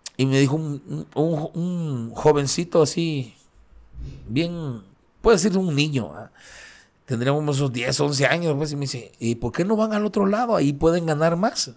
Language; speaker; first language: Spanish; native; Spanish